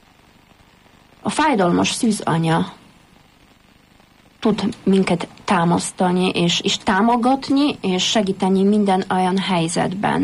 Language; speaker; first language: Hungarian; non-native, fluent; Polish